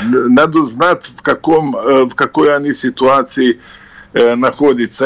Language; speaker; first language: Russian; non-native, fluent; Serbian